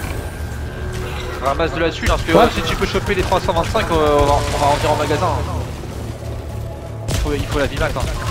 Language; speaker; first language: French; native; French